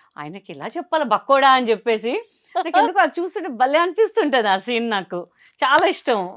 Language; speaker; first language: Telugu; non-native, local second language; Hindi